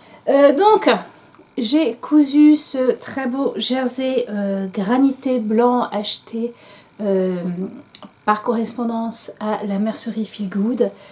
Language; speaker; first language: French; native; French